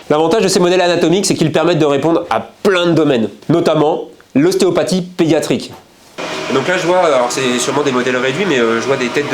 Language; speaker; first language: French; native; French